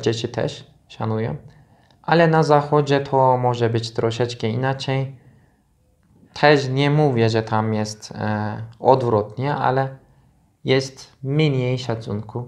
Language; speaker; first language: Polish; non-native, learner; Turkish